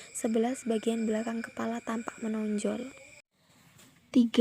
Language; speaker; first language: Indonesian; native; Indonesian